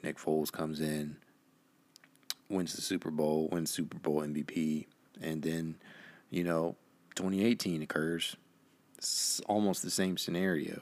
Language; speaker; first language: English; native; English